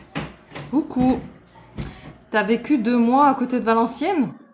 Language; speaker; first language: French; native; French